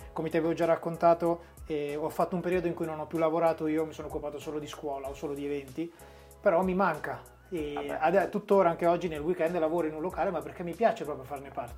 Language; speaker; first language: Italian; native; Italian